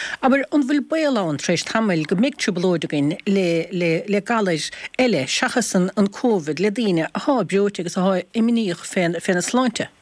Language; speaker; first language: Irish; native; Irish